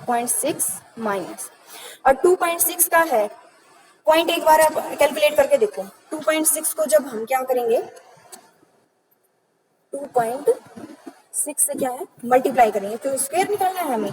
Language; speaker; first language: Hindi; native; Hindi